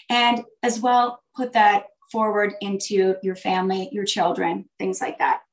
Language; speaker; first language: English; native; English